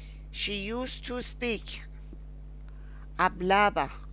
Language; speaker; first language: English; non-native, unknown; Persian